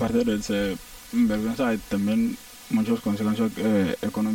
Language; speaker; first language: Spanish; non-native, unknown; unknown